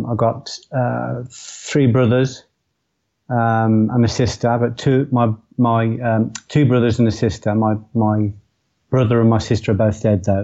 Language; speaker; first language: English; native; English